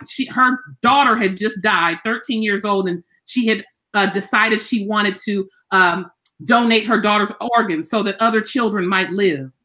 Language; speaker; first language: English; native; English